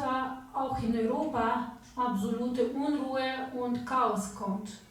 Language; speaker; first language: German; non-native, fluent; Ukrainian